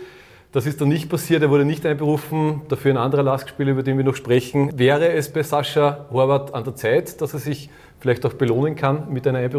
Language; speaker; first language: German; native; German